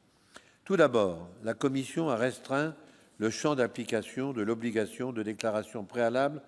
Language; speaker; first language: French; native; French